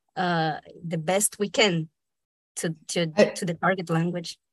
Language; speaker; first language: English; non-native, fluent; Spanish